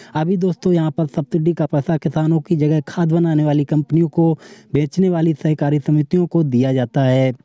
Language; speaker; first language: Hindi; native; Hindi